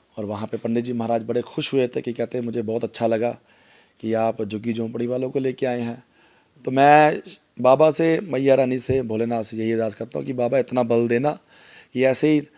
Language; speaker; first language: Hindi; non-native, local second language; Punjabi